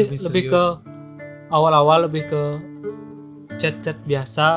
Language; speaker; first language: Indonesian; native; Indonesian